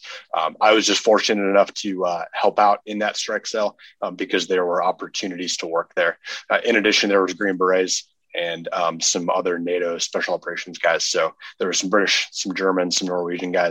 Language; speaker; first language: English; native; English